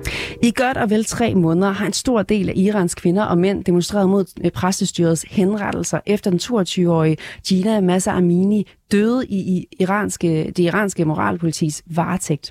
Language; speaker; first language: Danish; native; Danish